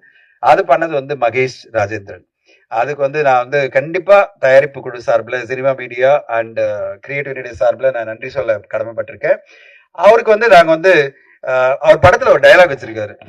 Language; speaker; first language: Tamil; native; Tamil